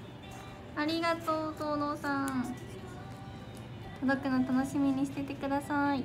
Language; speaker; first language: Japanese; native; Japanese